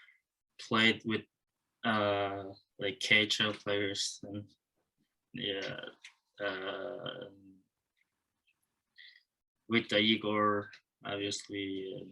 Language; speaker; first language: English; non-native, learner; Japanese